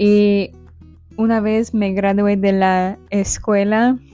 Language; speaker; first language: Spanish; non-native, fluent; English